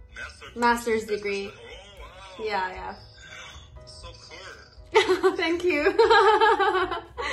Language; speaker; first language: English; non-native, fluent; Persian